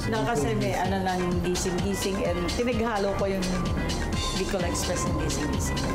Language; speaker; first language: Filipino; native; Filipino